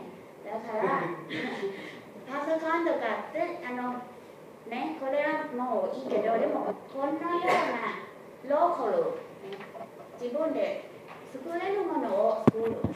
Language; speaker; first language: Japanese; non-native, fluent; Thai